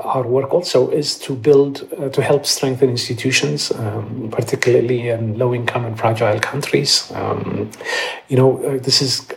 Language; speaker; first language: English; non-native, fluent; Amharic